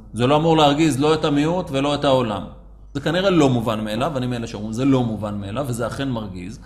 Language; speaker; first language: Hebrew; native; Hebrew